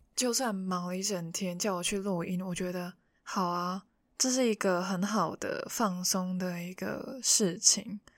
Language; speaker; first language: Chinese; non-native, local second language; Cantonese